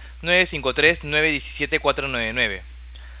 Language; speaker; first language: Spanish; native; Spanish